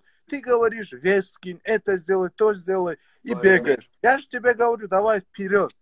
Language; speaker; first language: Russian; native; Russian